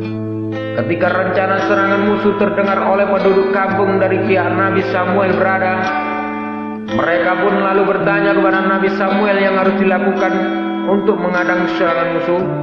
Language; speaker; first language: Indonesian; native; Indonesian